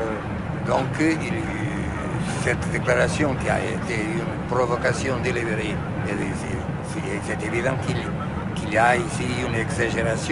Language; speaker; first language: French; non-native, fluent; Portuguese